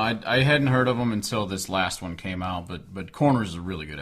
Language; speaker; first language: English; native; English